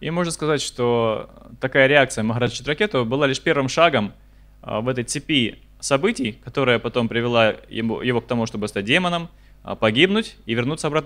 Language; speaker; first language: Russian; native; Russian